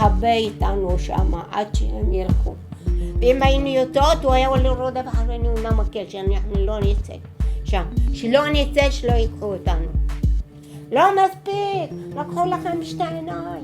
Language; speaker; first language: Hebrew; early bilingual, other home language; Arabic